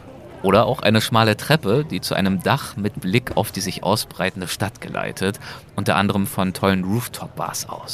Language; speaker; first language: German; native; German